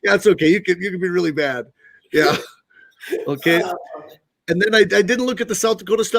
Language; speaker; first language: English; native; English